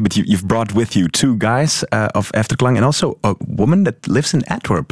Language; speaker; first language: English; non-native, fluent; Dutch